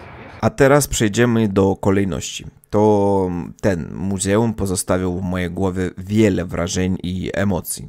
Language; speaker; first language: Polish; non-native, learner; Russian